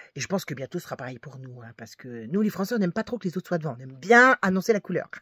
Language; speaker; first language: French; native; French